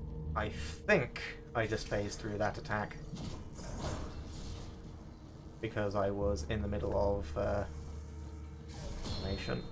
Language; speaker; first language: English; native; English